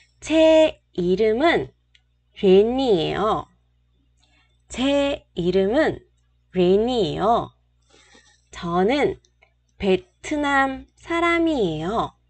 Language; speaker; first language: Korean; non-native, fluent; Vietnamese